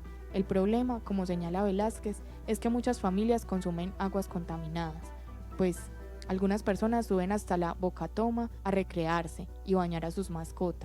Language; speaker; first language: Spanish; native; Spanish